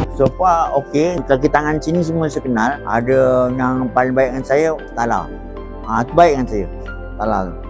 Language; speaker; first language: Malay; native; Malay